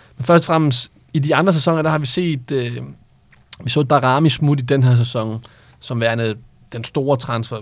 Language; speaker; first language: Danish; native; Danish